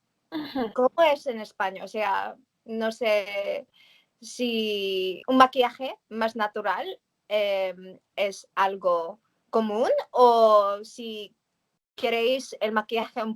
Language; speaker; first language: Spanish; early bilingual, heritage; Spanish